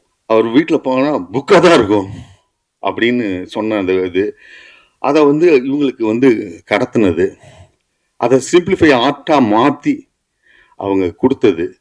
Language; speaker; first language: Tamil; native; Tamil